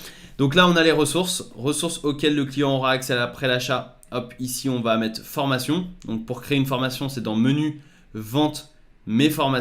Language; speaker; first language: French; native; French